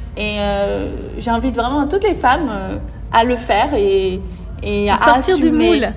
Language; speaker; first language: French; early bilingual, other home language; Portuguese